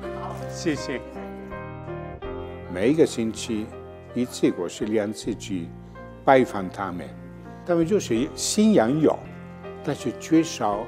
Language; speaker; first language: Chinese; non-native, fluent; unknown